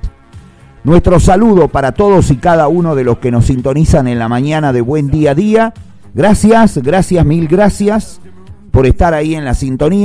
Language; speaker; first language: Spanish; native; Spanish